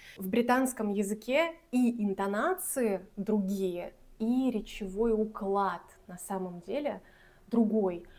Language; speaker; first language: Russian; native; Russian